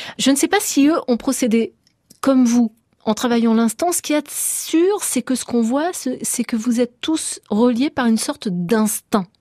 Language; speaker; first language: French; native; French